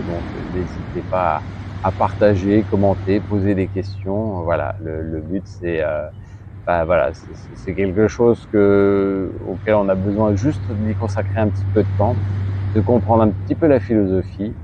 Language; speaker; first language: French; native; French